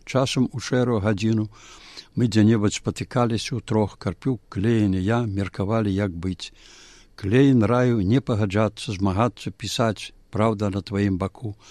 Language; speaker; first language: Belarusian; native; Belarusian